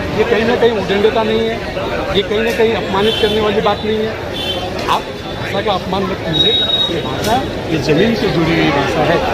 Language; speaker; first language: Hindi; non-native, local second language; Marathi